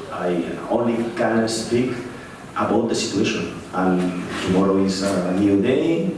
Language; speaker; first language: English; non-native, learner; Spanish